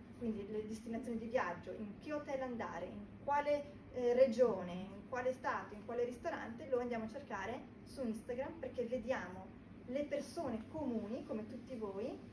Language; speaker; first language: Italian; native; Italian